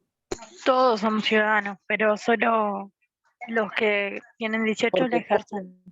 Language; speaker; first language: Spanish; native; Spanish